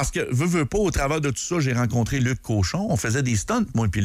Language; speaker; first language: French; native; French